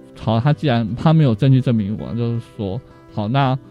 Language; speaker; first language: Chinese; native; Chinese